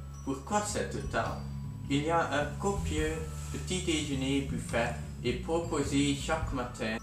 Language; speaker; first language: French; non-native, learner; Dutch